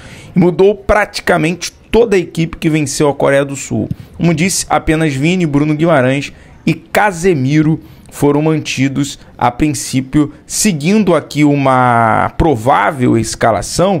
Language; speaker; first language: Portuguese; native; Portuguese